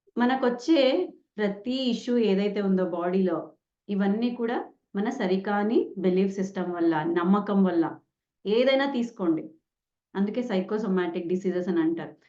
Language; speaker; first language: Telugu; non-native, local second language; Kannada